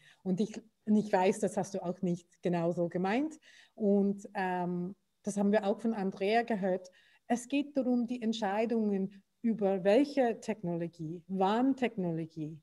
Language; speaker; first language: German; non-native, fluent; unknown